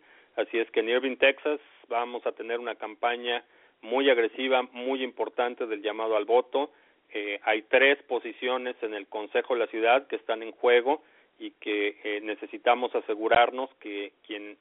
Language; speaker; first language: Spanish; native; Spanish